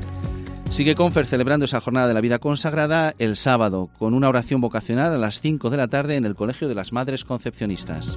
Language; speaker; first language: Spanish; native; Spanish